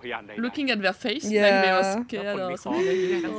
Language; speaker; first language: English; non-native, fluent; French